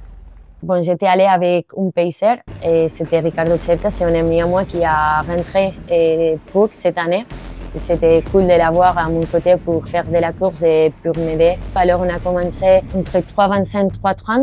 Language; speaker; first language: French; non-native, learner; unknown